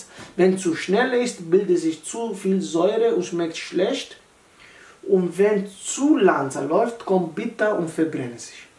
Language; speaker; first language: German; non-native, learner; Italian